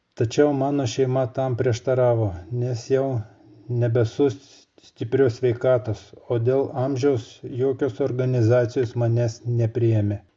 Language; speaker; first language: Lithuanian; non-native, fluent; Russian